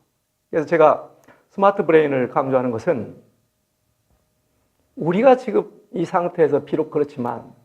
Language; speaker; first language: Korean; native; Korean